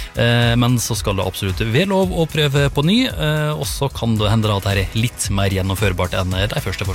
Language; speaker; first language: Norwegian; native; Norwegian